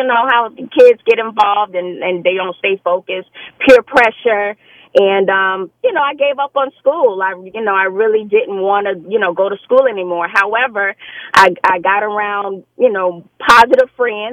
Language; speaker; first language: English; native; English